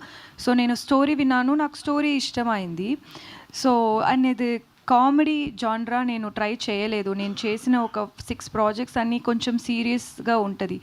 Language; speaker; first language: Telugu; non-native, learner; Tamil